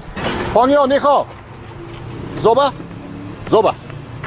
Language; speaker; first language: Chinese; non-native, learner; English